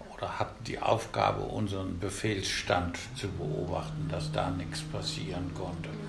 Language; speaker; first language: German; native; German